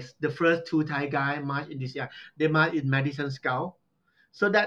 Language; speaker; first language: English; non-native, learner; Thai